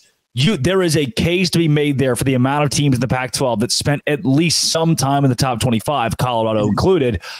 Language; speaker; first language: English; native; English